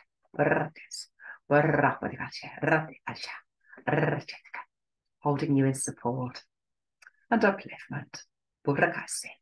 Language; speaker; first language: English; native; English